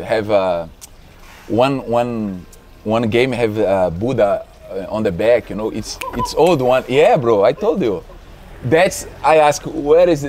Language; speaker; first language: English; non-native, learner; Portuguese